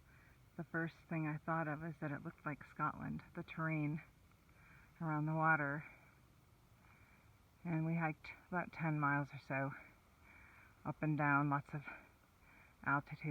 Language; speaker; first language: English; non-native, fluent; German